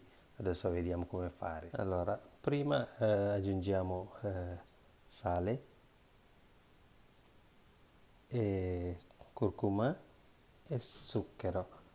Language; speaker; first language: Italian; non-native, learner; Sinhala